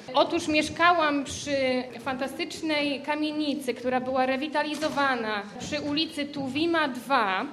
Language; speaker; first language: Polish; native; Polish